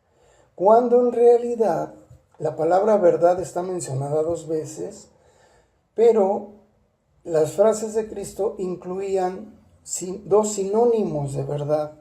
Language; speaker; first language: Spanish; native; Spanish